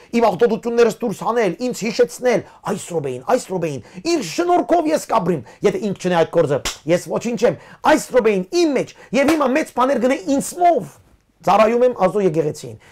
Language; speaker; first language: Armenian; early bilingual, heritage; Armenian